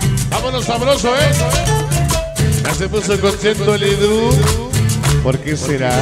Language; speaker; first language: Spanish; native; Spanish